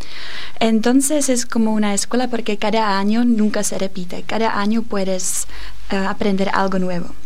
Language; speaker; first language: Spanish; non-native, fluent; Czech